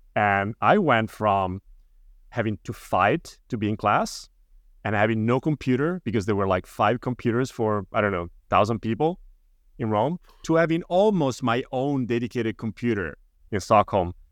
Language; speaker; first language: English; non-native, fluent; Italian